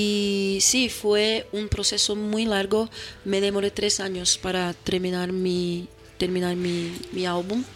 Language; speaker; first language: Spanish; non-native, fluent; Portuguese